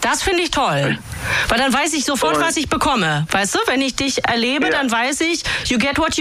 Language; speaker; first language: German; native; German